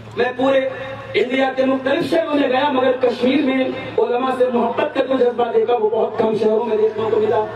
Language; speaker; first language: Urdu; native; Urdu